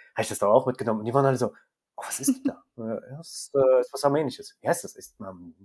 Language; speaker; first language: German; native; German